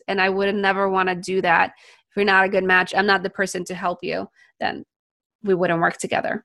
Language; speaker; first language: English; non-native, fluent; Polish